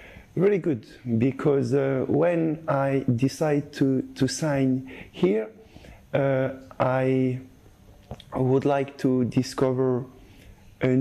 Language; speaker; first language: English; non-native, learner; French